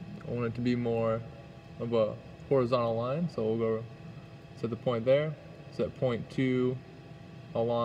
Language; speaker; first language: English; native; English